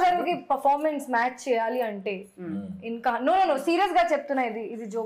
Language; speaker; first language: Telugu; non-native, fluent; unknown